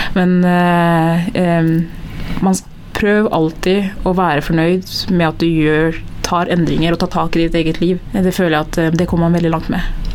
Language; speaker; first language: Norwegian; early bilingual, other home language; Tigrinya